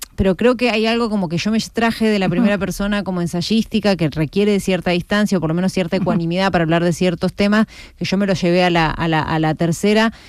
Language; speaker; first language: Spanish; native; Spanish